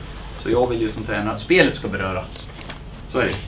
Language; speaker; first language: Swedish; native; Swedish